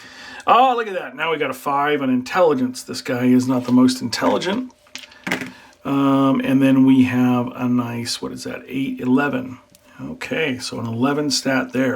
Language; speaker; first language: English; native; English